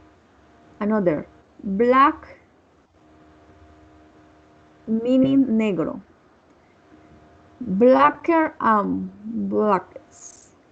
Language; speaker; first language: English; non-native, learner; Spanish